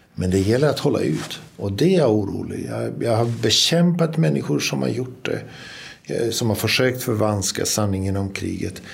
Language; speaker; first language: Swedish; non-native, fluent; Bosnian